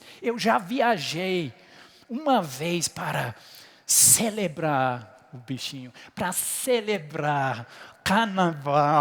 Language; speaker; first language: Portuguese; non-native, fluent; English